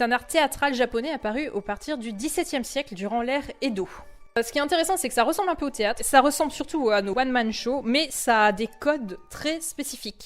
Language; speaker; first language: French; native; French